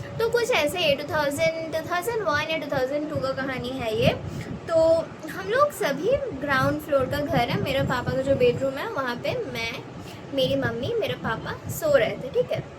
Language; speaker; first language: Hindi; non-native, local second language; Bangla